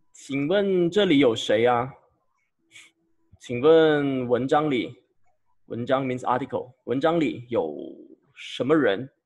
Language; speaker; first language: Chinese; non-native, fluent; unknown